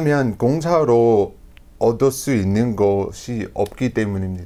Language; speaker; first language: Korean; non-native, learner; English